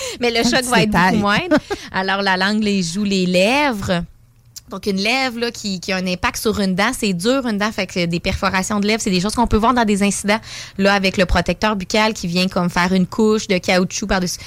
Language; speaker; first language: French; native; French